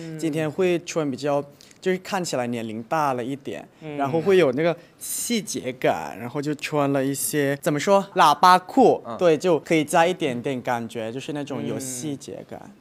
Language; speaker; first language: Chinese; non-native, fluent; Thai